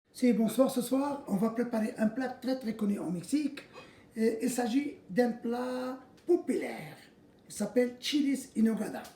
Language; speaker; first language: French; non-native, local second language; Arabic